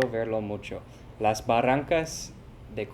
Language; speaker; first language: Spanish; non-native, fluent; English